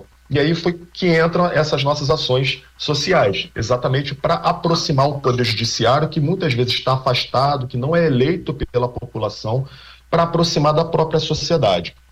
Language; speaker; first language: Portuguese; native; Portuguese